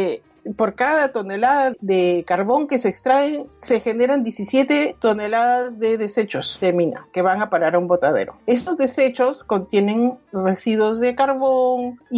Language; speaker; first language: Spanish; native; Spanish